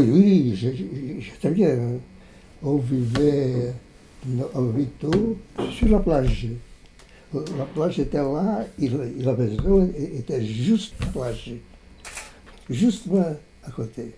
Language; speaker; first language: French; non-native, fluent; Portuguese